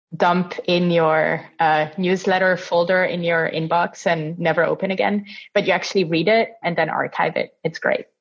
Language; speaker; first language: English; non-native, fluent; Italian